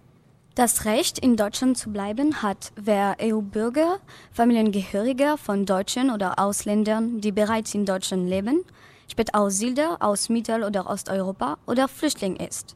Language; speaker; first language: German; non-native, learner; French